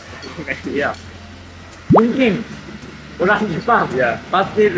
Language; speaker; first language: Indonesian; non-native, fluent; Japanese